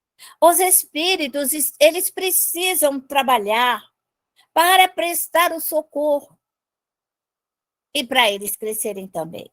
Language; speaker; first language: Portuguese; native; Portuguese